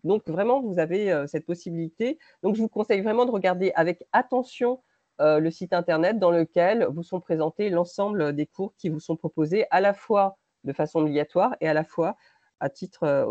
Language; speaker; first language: French; native; French